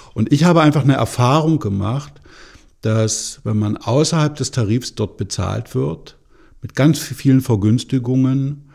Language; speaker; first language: German; native; German